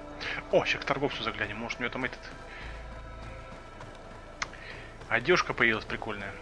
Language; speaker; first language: Russian; native; Russian